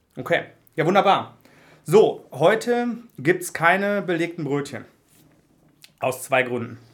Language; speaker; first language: German; native; German